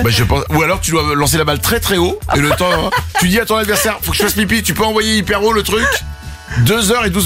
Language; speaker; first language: French; native; French